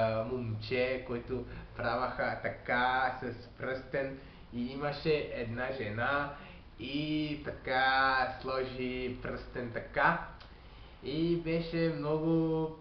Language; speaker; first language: Bulgarian; non-native, learner; French